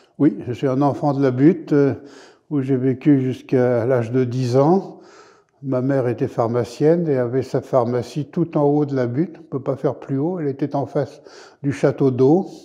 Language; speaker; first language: French; native; French